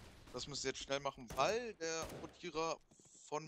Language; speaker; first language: German; native; German